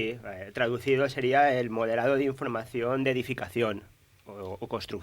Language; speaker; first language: Spanish; native; Spanish